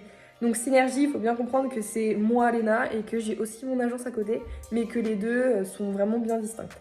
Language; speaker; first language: French; native; French